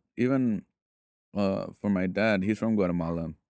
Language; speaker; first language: English; early bilingual, other home language; Spanish